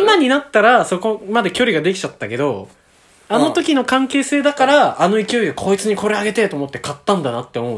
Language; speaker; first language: Japanese; native; Japanese